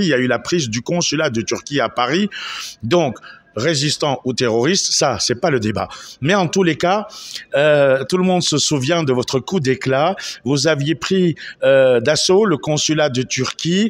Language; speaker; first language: French; native; French